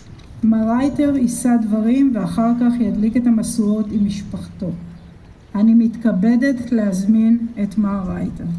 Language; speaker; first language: Hebrew; native; Hebrew